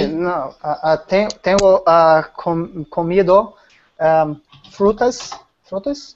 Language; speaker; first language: Spanish; non-native, learner; Portuguese